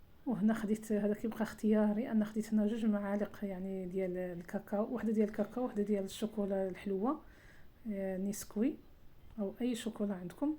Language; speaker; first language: Arabic; native; Arabic